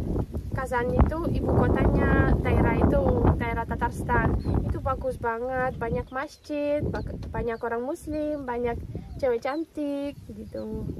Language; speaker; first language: Indonesian; non-native, fluent; Russian